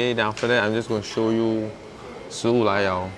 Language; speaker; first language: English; non-native, local second language; Chinese